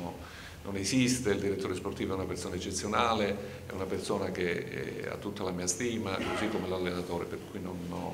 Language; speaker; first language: Italian; native; Italian